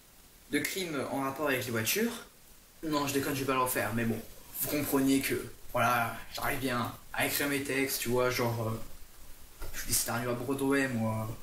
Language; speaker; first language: French; native; French